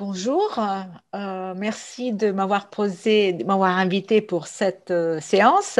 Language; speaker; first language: French; non-native, local second language; Italian